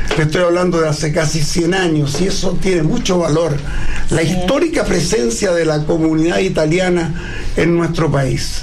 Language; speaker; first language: Spanish; native; Spanish